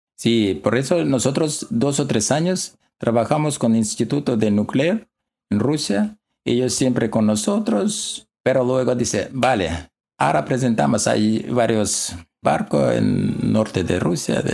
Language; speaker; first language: Spanish; non-native, learner; Russian